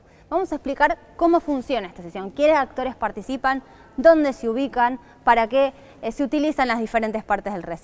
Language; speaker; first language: Spanish; native; Spanish